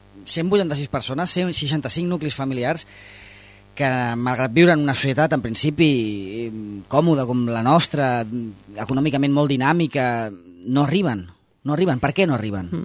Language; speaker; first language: Catalan; native; Catalan